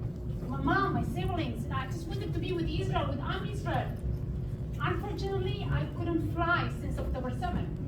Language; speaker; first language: English; non-native, local second language; Hebrew